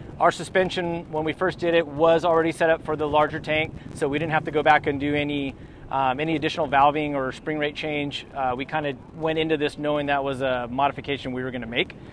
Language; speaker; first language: English; native; English